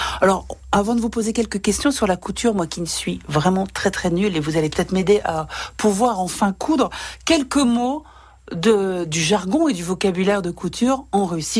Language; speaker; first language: French; native; French